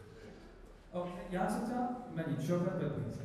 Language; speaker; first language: Hungarian; non-native, learner; English